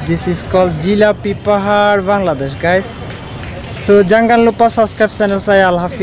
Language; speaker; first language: Indonesian; non-native, learner; Bangla